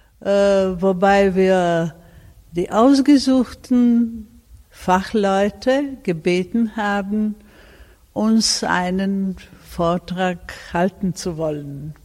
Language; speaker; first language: German; non-native, fluent; Serbian